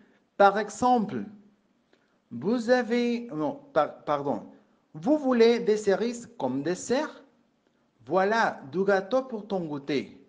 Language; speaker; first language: French; non-native, fluent; Spanish